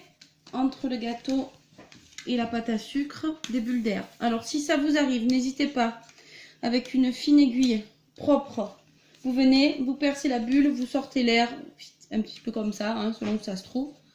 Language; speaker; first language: French; native; French